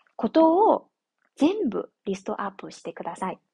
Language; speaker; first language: Japanese; non-native, fluent; Chinese